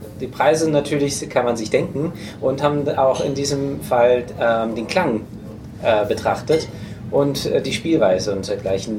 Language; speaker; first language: German; non-native, fluent; English